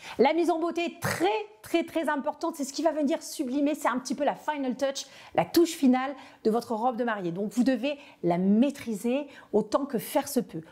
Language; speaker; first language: French; native; French